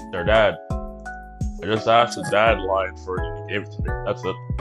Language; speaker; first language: English; native; English